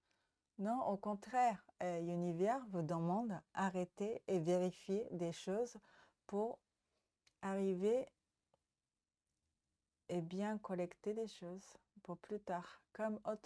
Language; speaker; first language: French; non-native, learner; Japanese